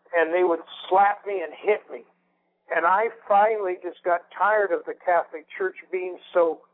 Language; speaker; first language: English; early bilingual, other home language; Spanish